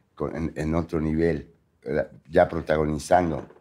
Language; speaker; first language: Spanish; native; Spanish